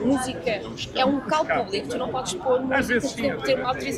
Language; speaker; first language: Portuguese; native; Portuguese